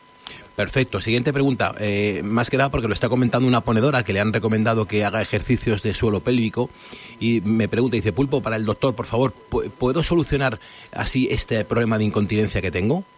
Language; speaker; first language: Spanish; native; Spanish